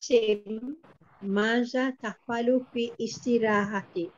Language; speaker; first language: Arabic; non-native, learner; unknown